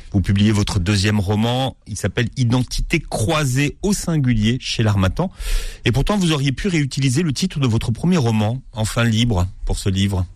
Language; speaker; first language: French; native; French